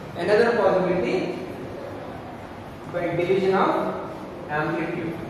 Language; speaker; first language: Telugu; native; Telugu